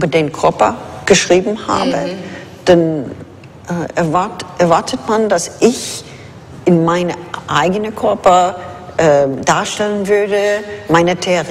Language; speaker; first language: German; non-native, fluent; English